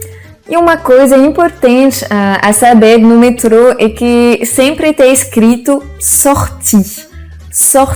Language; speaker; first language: Portuguese; non-native, fluent; French